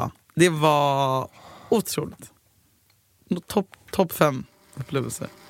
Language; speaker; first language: Swedish; native; Swedish